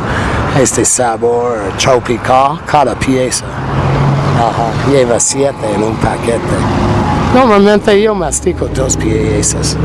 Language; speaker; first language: Spanish; non-native, learner; English